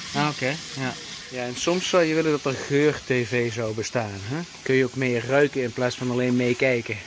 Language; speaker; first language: Dutch; native; Dutch